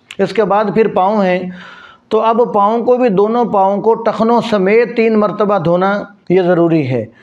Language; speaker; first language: Urdu; non-native, local second language; Punjabi